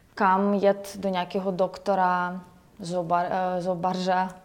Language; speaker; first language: Czech; native; Czech